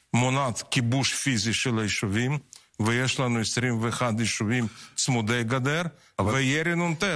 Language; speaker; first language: Hebrew; non-native, fluent; Russian